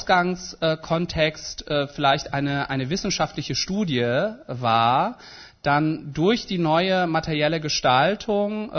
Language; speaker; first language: German; native; German